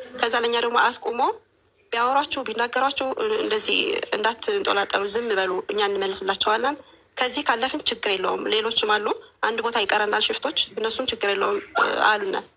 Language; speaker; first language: Amharic; non-native, local second language; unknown